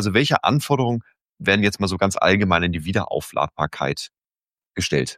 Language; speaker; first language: German; native; German